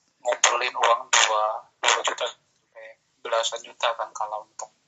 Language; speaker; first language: Indonesian; native; Indonesian